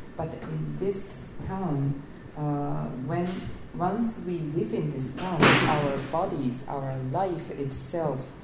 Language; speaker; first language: English; non-native, fluent; Japanese